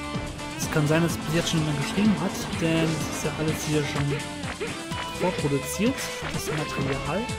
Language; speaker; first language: German; native; German